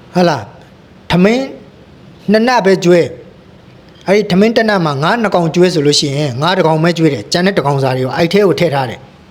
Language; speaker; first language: Burmese; native; Burmese